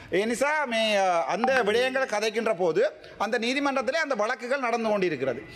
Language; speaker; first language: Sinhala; non-native, local second language; Tamil